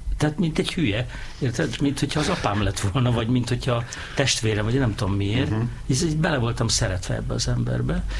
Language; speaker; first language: Hungarian; native; Hungarian